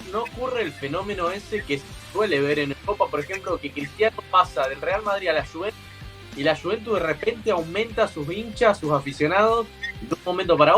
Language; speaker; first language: Spanish; native; Spanish